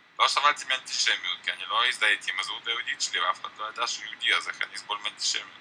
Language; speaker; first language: Hebrew; early bilingual, other home language; Russian